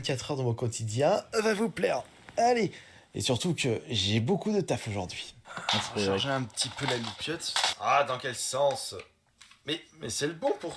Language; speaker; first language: French; native; French